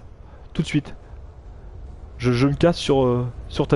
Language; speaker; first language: French; native; French